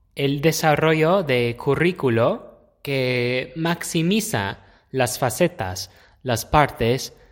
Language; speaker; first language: Spanish; non-native, fluent; English